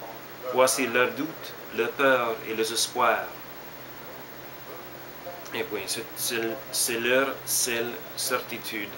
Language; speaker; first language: French; non-native, learner; English